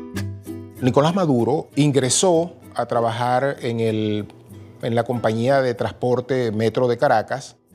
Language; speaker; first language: Spanish; native; Spanish